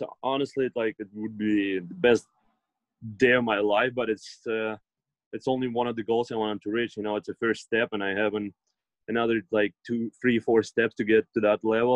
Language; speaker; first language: English; non-native, fluent; Russian